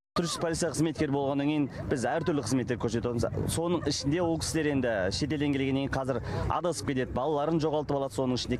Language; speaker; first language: Kazakh; native; Kazakh